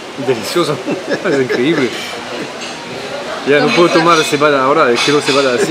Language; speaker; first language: Spanish; non-native, fluent; French